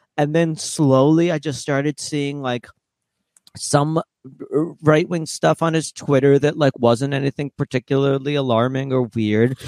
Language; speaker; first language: English; early bilingual, other home language; Russian